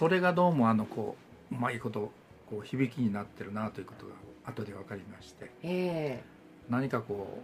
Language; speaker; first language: Japanese; native; Japanese